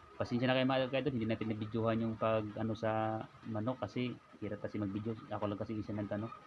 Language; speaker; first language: Filipino; non-native, local second language; Cebuano